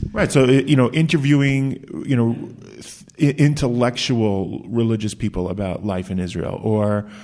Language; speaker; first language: English; native; English